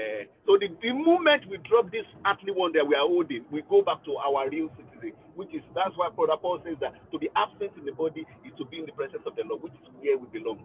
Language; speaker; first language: English; non-native, local second language; Yoruba